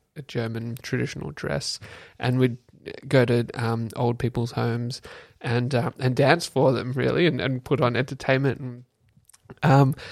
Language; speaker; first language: English; native; English